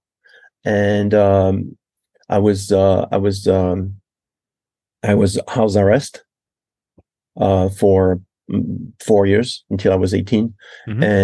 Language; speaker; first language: English; non-native, fluent; French